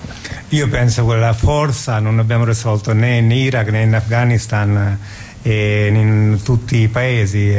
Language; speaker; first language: Italian; non-native, fluent; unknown